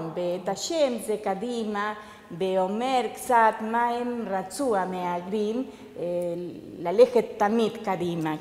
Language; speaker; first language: Hebrew; non-native, fluent; Spanish